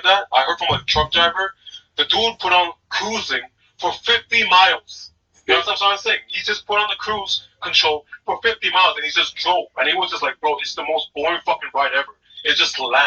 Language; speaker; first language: English; native; English